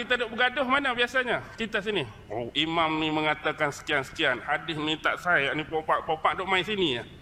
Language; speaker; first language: Malay; native; Malay